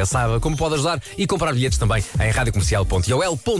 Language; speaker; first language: Portuguese; native; Portuguese